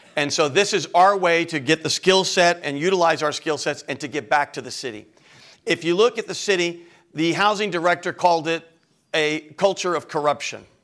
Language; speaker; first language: English; native; English